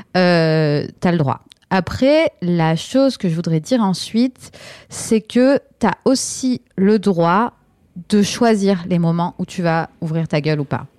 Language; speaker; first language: French; native; French